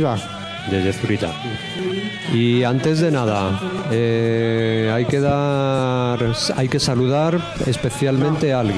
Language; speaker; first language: Spanish; native; Spanish